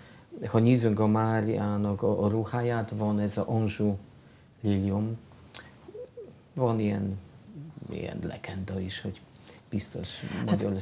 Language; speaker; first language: Hungarian; non-native, fluent; Polish